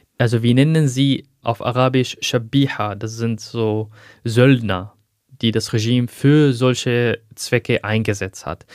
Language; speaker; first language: German; non-native, fluent; Arabic